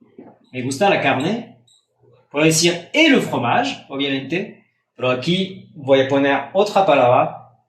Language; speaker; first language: Spanish; non-native, fluent; French